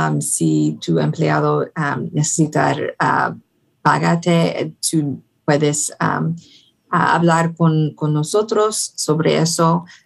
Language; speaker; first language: Spanish; non-native, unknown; English